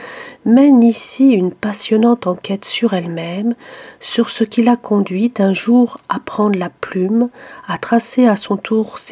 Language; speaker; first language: French; native; French